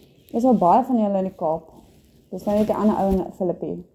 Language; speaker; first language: English; non-native, local second language; Afrikaans